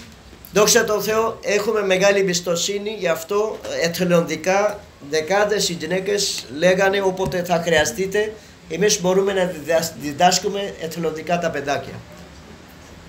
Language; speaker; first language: Greek; non-native, learner; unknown